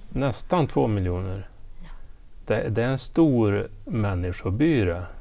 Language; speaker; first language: Swedish; native; Swedish